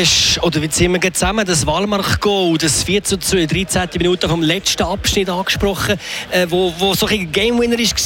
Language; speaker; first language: German; native; German